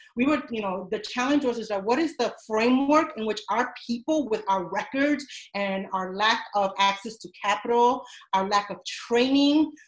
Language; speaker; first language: English; non-native, fluent; Spanish